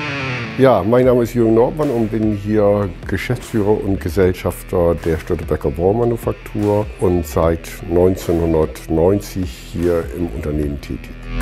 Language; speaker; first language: German; native; German